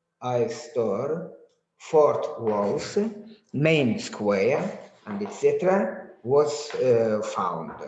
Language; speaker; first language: English; non-native, learner; Azerbaijani